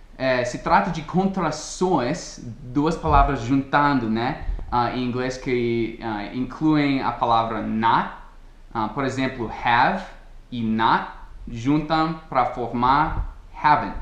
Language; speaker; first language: Portuguese; non-native, fluent; English